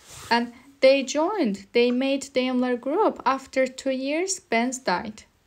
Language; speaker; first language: English; non-native, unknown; Azerbaijani